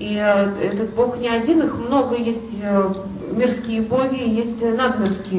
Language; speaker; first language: Russian; native; Russian